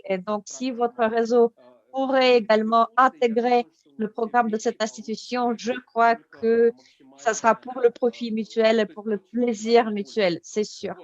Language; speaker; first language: French; native; French